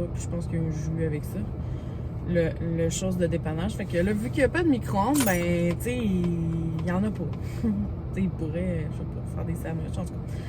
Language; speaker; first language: French; native; French